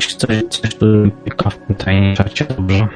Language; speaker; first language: Polish; native; Polish